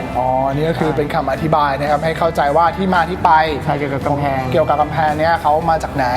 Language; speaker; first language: Thai; native; Thai